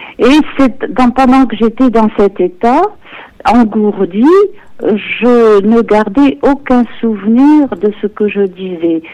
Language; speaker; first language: French; native; French